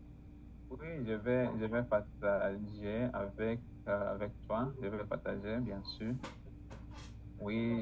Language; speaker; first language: French; non-native, learner; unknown